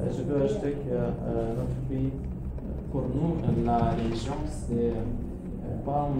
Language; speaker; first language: French; non-native, learner; Romanian